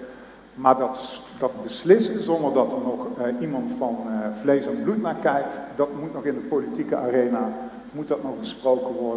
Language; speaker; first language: Dutch; native; Dutch